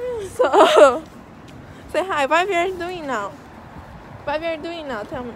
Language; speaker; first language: English; non-native, learner; Portuguese